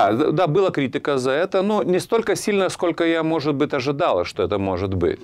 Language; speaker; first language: Russian; non-native, fluent; Lithuanian